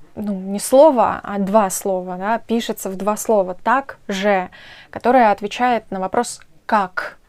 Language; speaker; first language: Russian; native; Russian